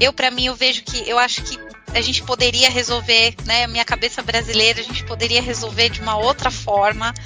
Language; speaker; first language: Portuguese; native; Portuguese